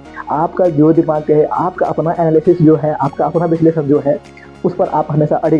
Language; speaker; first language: Hindi; native; Hindi